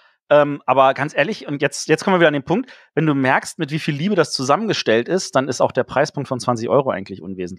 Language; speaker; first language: German; native; German